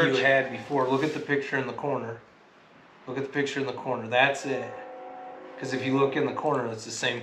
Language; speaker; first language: English; native; English